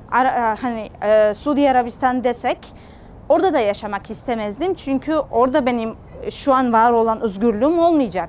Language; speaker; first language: Turkish; non-native, fluent; Georgian